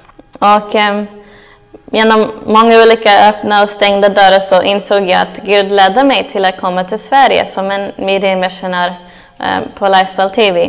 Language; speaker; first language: Swedish; non-native, fluent; English